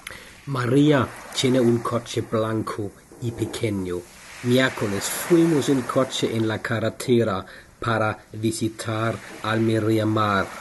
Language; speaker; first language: Spanish; non-native, learner; Danish